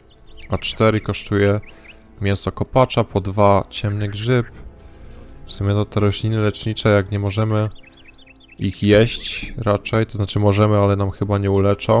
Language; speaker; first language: Polish; native; Polish